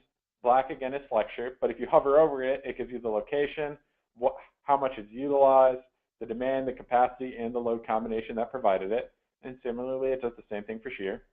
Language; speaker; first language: English; native; English